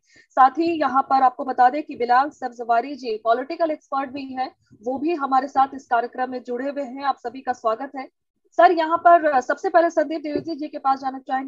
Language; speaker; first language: Hindi; native; Hindi